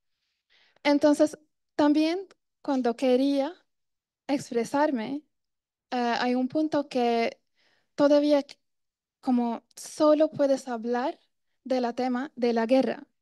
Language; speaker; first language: Spanish; non-native, fluent; Arabic